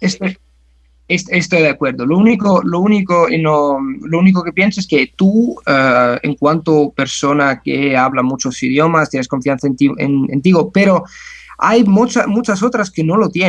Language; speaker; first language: Spanish; non-native, fluent; Italian